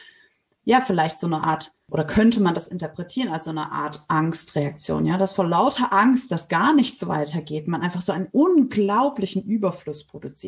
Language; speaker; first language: German; native; German